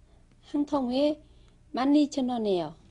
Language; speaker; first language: Korean; non-native, learner; Vietnamese